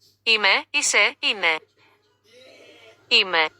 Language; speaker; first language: Greek; non-native, learner; Ukrainian